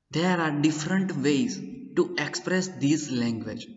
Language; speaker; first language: English; non-native, local second language; Gujarati